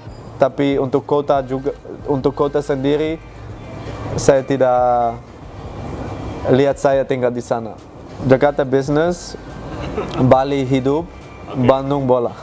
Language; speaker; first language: Indonesian; non-native, fluent; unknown